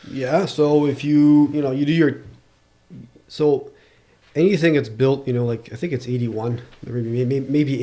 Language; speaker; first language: English; non-native, local second language; French